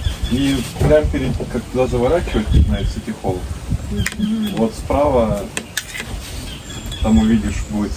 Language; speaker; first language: Russian; native; Russian